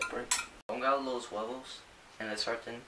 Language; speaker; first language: Spanish; non-native, learner; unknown